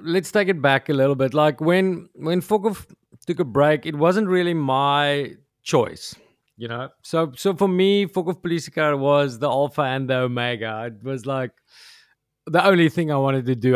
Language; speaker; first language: English; non-native, local second language; Afrikaans